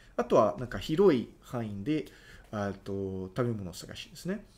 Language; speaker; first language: Japanese; non-native, fluent; Portuguese